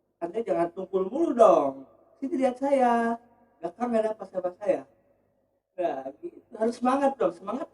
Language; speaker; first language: Indonesian; native; Indonesian